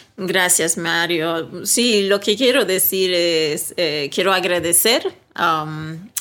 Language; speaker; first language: Spanish; early bilingual, heritage; Swedish